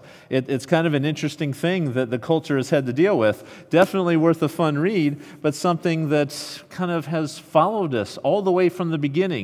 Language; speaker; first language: English; native; English